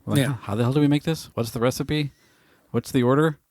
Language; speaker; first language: English; native; English